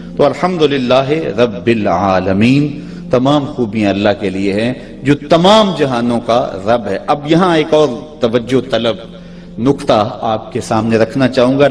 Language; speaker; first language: Urdu; non-native, local second language; Punjabi